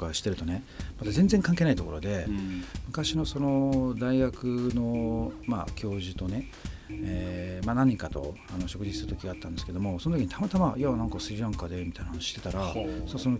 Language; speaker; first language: Japanese; native; Japanese